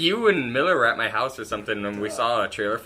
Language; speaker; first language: English; native; English